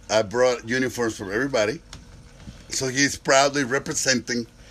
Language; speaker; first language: English; non-native, fluent; Spanish